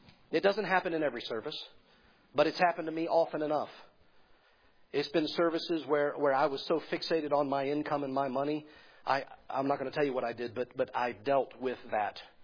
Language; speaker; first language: English; native; English